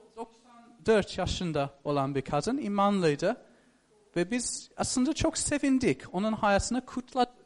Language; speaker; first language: Turkish; non-native, fluent; English